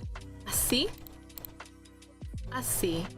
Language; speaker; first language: French; non-native, learner; English